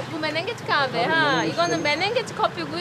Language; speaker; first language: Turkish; non-native, fluent; Korean